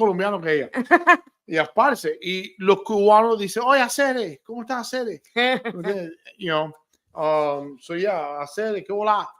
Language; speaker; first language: Spanish; early bilingual, heritage; Spanish